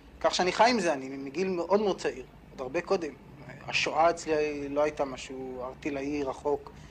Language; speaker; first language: Hebrew; native; Hebrew